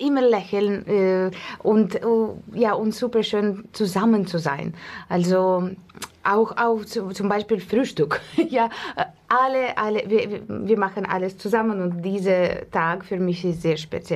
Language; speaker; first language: German; non-native, learner; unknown